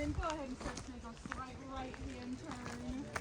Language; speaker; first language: English; native; English